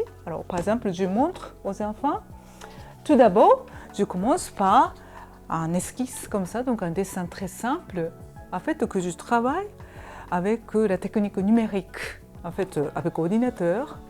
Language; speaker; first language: French; non-native, fluent; Japanese